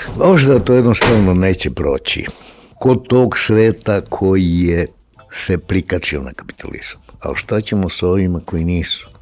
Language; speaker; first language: Serbian; native; Serbian